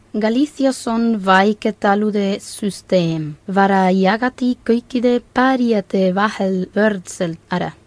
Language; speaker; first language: Estonian; non-native, fluent; Spanish